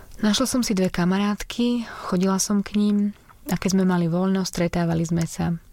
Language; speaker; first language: Slovak; native; Slovak